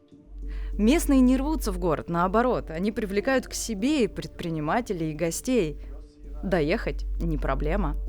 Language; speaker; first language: Russian; native; Russian